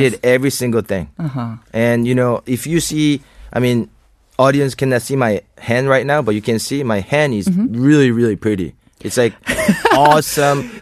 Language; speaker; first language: English; non-native, fluent; Korean